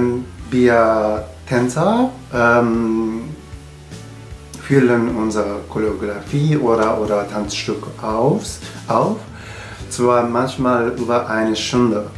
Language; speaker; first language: German; non-native, learner; Japanese